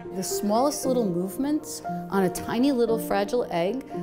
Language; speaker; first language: English; native; English